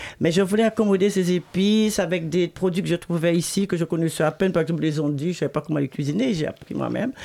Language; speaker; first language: French; native; French